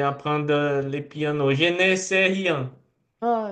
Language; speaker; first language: French; non-native, learner; Portuguese